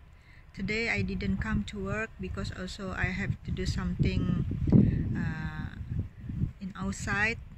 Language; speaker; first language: English; non-native, learner; Indonesian